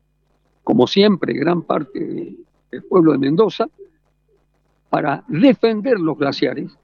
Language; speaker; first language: Spanish; native; Spanish